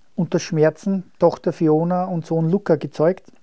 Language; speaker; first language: German; native; German